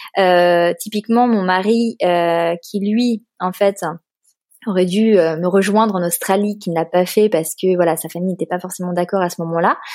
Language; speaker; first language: French; native; French